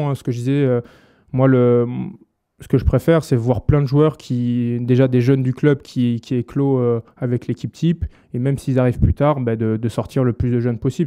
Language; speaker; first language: French; native; French